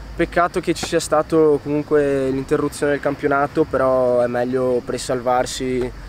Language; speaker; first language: Italian; native; Italian